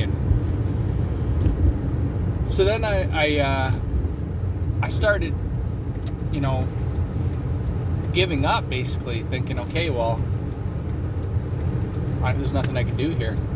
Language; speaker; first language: English; native; English